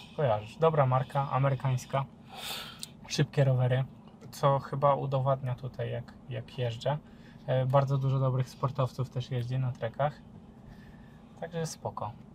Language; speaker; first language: Polish; native; Polish